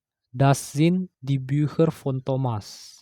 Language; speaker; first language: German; non-native, fluent; Indonesian